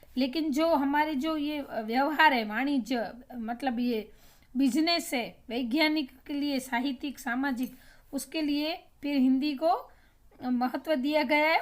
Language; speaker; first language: Hindi; non-native, local second language; Gujarati